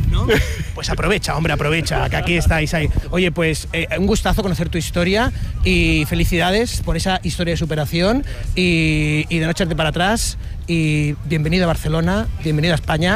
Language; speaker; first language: Spanish; native; Spanish